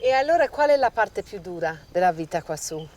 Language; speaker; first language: Italian; early bilingual, heritage; English